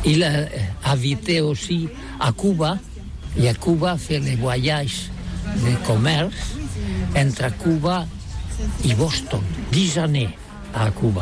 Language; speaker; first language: French; non-native, learner; Catalan